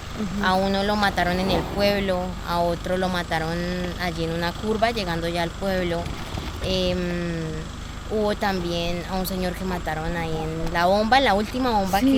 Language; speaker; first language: Spanish; native; Spanish